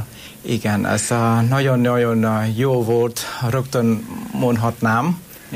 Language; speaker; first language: Hungarian; non-native, learner; Vietnamese